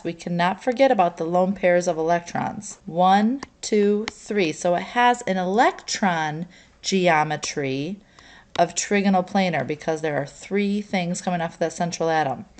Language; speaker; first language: English; native; English